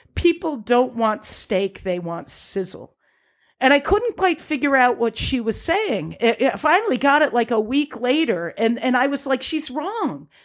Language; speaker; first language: English; native; English